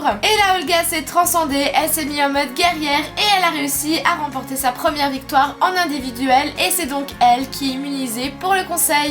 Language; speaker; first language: French; native; French